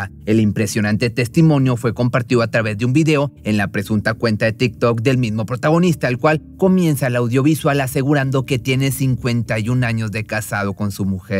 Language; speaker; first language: Spanish; native; Spanish